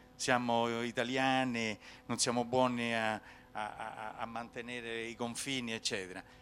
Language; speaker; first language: Italian; native; Italian